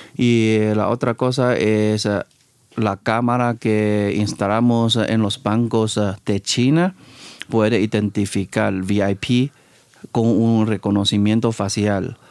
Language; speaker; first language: Spanish; non-native, fluent; Chinese